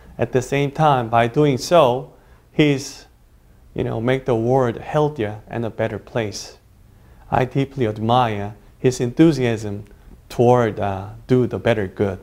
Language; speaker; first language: English; non-native, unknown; Korean